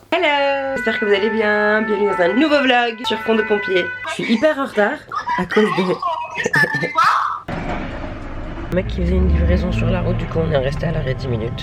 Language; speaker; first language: French; native; French